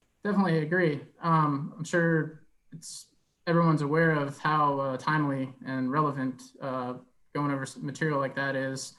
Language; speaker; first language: English; native; English